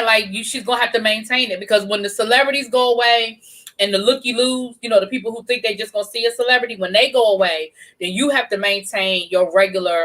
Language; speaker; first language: English; native; English